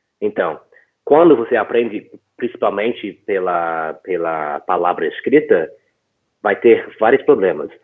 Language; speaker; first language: Portuguese; non-native, fluent; English